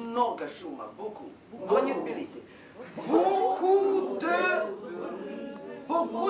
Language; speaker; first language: French; non-native, learner; Russian